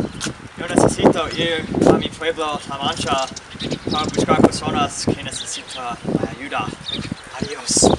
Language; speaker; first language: Spanish; non-native, learner; English